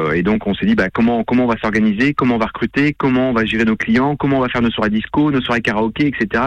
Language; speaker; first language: French; native; French